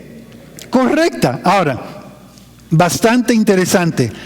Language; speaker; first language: Spanish; non-native, fluent; English